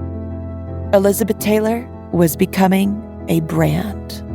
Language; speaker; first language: English; native; English